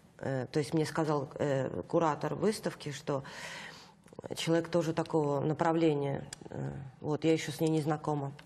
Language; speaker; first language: Russian; native; Russian